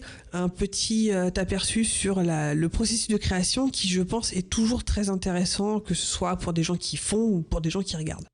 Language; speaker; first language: French; native; French